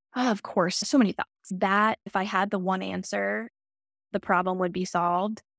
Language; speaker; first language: English; native; English